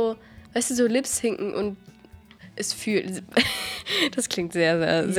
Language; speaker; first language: German; native; German